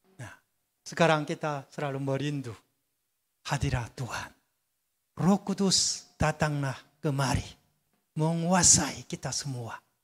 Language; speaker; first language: Indonesian; non-native, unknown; Korean